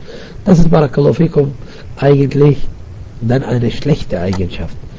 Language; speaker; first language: German; non-native, fluent; Arabic